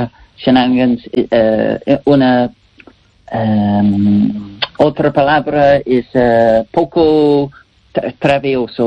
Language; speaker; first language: Spanish; non-native, learner; English